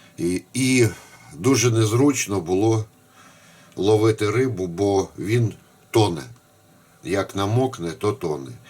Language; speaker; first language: Ukrainian; non-native, local second language; Russian